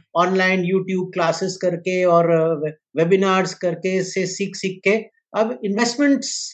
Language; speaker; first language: Hindi; native; Hindi